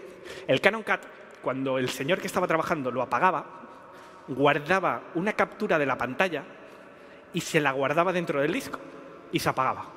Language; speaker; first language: Spanish; native; Spanish